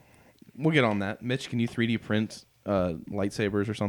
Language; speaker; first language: English; native; English